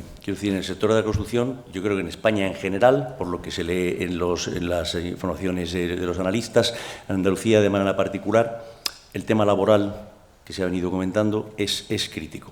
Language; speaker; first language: Spanish; native; Spanish